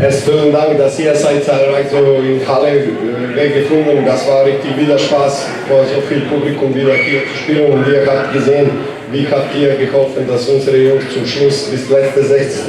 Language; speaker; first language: German; non-native, fluent; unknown